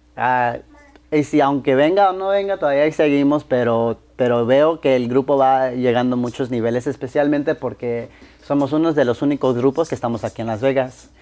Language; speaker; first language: Spanish; early bilingual, heritage; Spanish